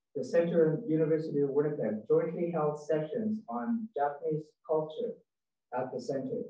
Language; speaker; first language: English; native; English